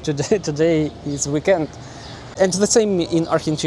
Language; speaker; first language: English; non-native, learner; Russian